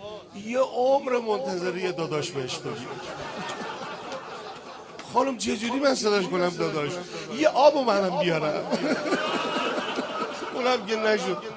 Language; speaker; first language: Persian; native; Persian